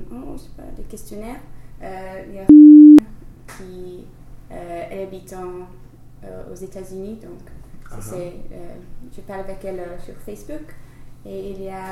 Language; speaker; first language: French; non-native, learner; English